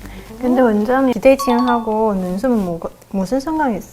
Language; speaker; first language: Korean; non-native, learner; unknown